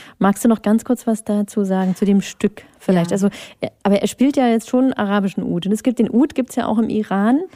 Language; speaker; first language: German; native; German